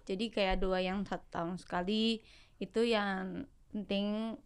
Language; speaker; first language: Indonesian; non-native, fluent; Japanese